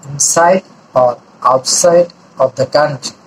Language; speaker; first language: English; non-native, local second language; Bangla